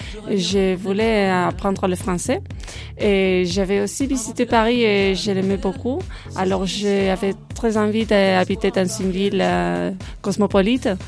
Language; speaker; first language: French; non-native, fluent; Spanish